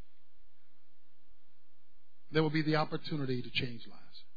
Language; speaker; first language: English; native; English